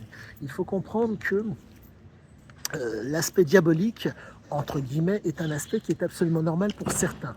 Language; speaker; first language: French; native; French